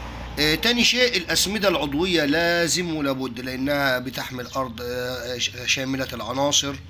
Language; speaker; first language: Arabic; native; Arabic